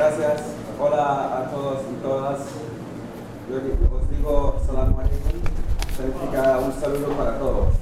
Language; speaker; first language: Spanish; non-native, fluent; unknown